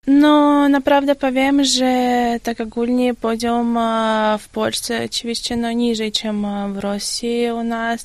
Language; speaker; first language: Polish; non-native, fluent; Russian